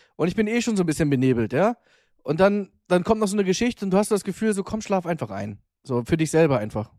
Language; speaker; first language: German; native; German